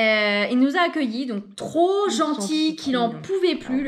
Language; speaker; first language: French; native; French